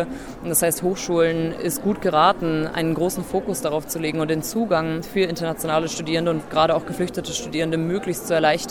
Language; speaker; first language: German; native; German